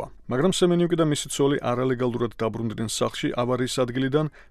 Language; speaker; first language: Georgian; native; Georgian